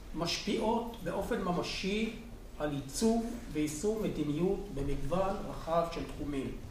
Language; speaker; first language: Hebrew; native; Hebrew